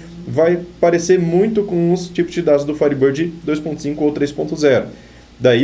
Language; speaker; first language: Portuguese; native; Portuguese